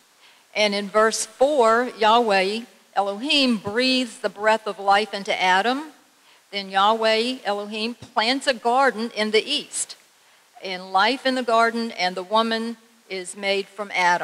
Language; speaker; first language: English; native; English